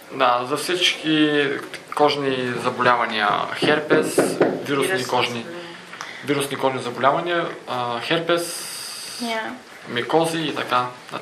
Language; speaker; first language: Bulgarian; native; Bulgarian